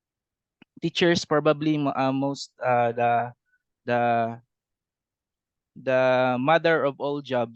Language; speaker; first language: English; non-native, learner; Cebuano